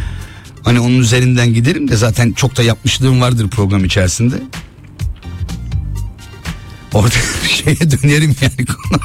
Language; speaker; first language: Turkish; native; Turkish